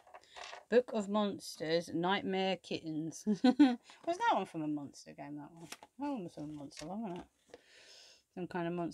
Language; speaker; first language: English; native; English